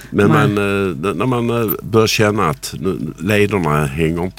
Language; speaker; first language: Swedish; native; Swedish